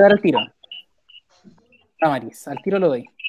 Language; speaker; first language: Spanish; native; Spanish